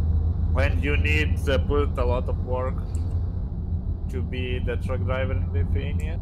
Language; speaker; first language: English; non-native, learner; Lithuanian